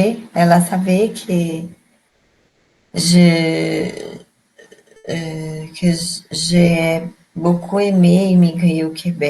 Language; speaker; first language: French; non-native, learner; Portuguese